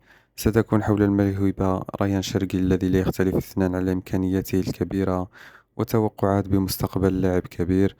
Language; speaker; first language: Arabic; native; Arabic